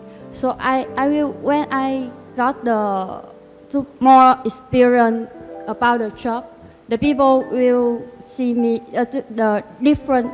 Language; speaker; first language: English; non-native, learner; Vietnamese